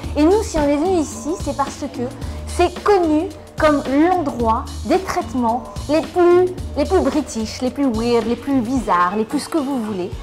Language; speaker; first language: French; native; French